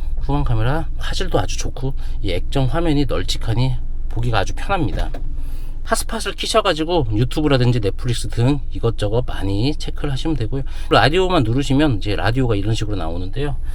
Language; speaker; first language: Korean; native; Korean